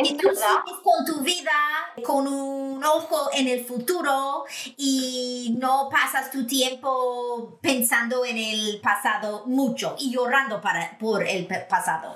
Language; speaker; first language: Spanish; non-native, fluent; English